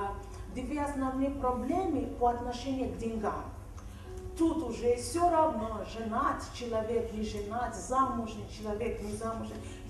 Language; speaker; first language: Russian; non-native, fluent; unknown